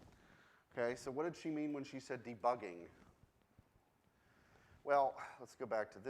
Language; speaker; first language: English; native; English